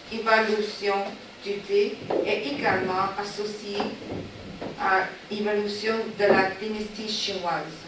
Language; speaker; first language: French; non-native, learner; Chinese